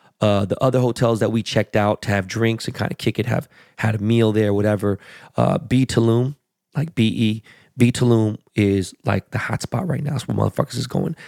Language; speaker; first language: English; native; English